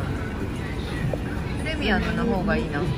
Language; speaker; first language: Japanese; native; Japanese